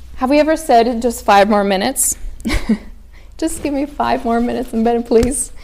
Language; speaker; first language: English; early bilingual, other home language; Spanish